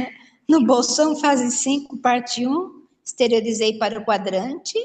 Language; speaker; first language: Portuguese; native; Portuguese